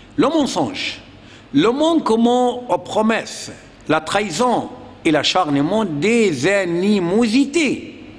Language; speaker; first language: French; non-native, fluent; Arabic